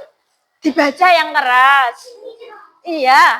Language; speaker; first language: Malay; non-native, local second language; Javanese